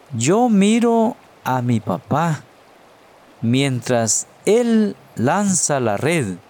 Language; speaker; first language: Spanish; native; Spanish